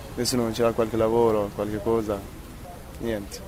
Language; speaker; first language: Italian; non-native, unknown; Persian